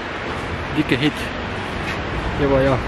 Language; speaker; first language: Dutch; non-native, local second language; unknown